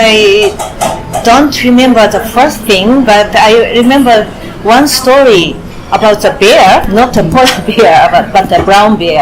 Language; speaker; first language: English; non-native, fluent; Japanese